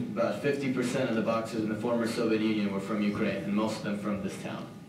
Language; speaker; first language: English; native; English